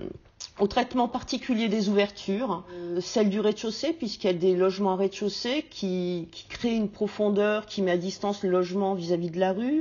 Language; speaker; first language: French; native; French